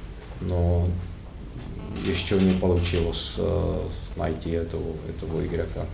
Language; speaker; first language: Russian; non-native, fluent; Czech